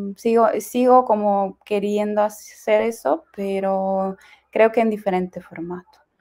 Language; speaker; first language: Spanish; non-native, fluent; Ukrainian